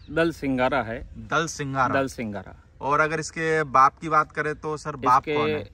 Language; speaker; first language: Hindi; native; Hindi